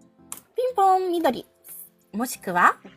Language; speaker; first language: Japanese; non-native, fluent; Filipino